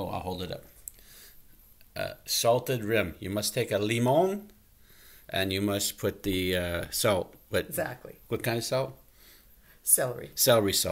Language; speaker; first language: English; native; English